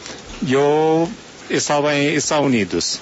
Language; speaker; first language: Spanish; non-native, fluent; Chinese